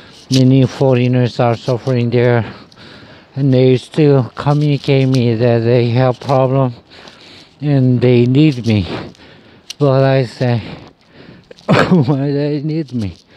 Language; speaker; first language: English; non-native, learner; Korean